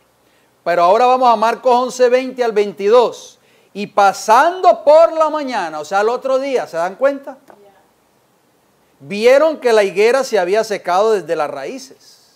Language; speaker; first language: Spanish; native; Spanish